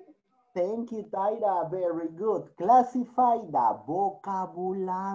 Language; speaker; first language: English; non-native, fluent; Spanish